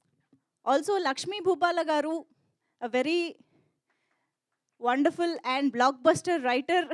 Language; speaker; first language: Telugu; native; Telugu